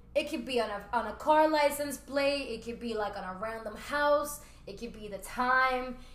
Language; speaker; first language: English; early bilingual, other home language; Spanish